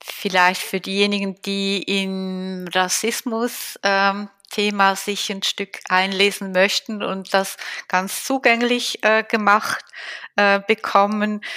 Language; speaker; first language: German; native; German